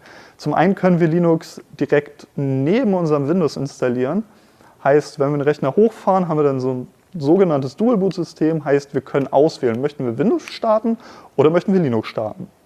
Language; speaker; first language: German; native; German